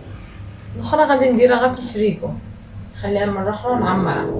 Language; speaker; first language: Arabic; native; Arabic